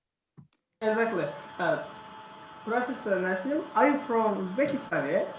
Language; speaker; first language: English; non-native, learner; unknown